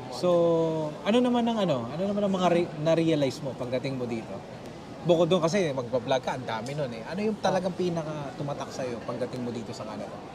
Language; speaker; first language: Filipino; non-native, local second language; Pampanga